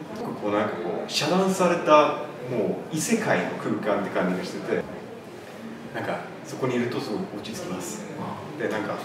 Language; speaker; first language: Japanese; non-native, fluent; Swedish